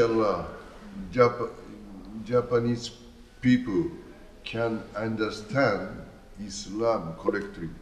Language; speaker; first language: English; non-native, learner; Japanese